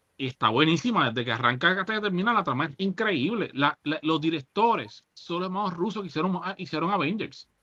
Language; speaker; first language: Spanish; native; Spanish